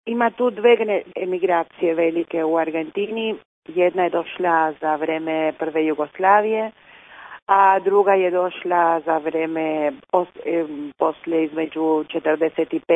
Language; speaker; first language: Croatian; early bilingual, heritage; Croatian